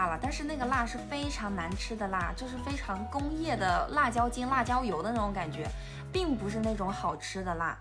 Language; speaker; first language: Chinese; native; Chinese